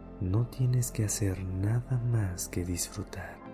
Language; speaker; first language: Spanish; native; Spanish